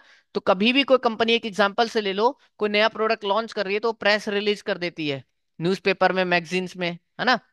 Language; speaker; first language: Hindi; native; Hindi